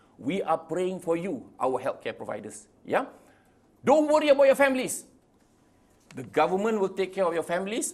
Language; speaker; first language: English; non-native, local second language; Malay